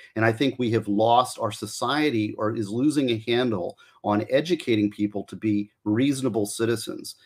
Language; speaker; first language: English; native; English